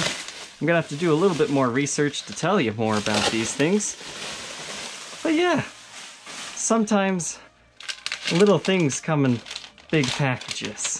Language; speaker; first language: English; native; English